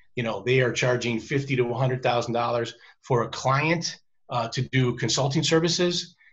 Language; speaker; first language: English; native; English